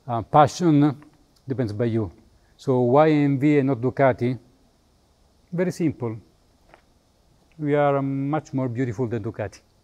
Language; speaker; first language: English; non-native, fluent; Italian